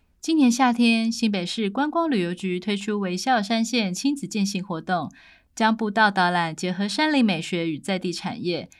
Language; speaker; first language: Chinese; native; Chinese